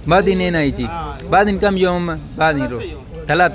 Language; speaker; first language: Arabic; non-native, learner; Punjabi